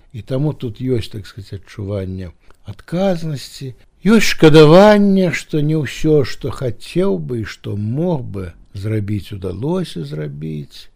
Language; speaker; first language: Belarusian; native; Belarusian